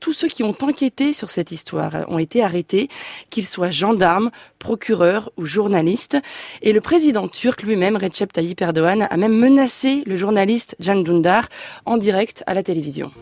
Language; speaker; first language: French; native; French